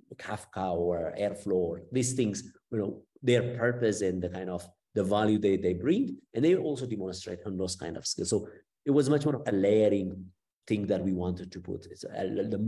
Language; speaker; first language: English; non-native, fluent; Amharic